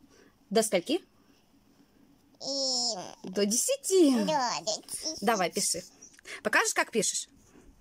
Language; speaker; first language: Russian; native; Russian